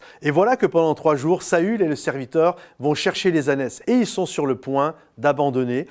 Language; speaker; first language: French; native; French